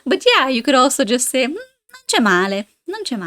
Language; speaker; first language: Italian; non-native, fluent; English